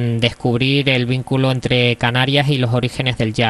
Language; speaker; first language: Spanish; native; Spanish